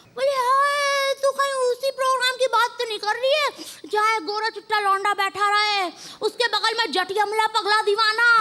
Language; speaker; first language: Hindi; native; Hindi